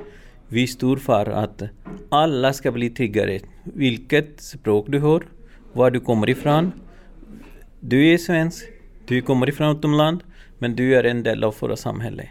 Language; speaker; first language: Swedish; non-native, learner; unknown